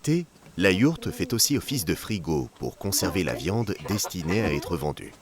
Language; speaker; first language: French; native; French